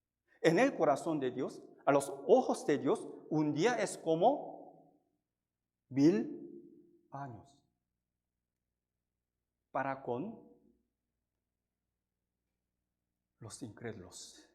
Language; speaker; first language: Spanish; non-native, fluent; Korean